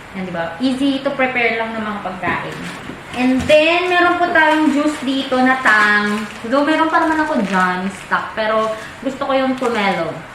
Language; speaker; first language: Filipino; non-native, local second language; Iloko